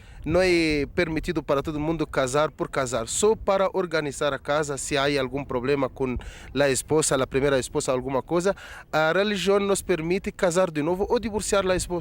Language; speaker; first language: Portuguese; non-native, fluent; Arabic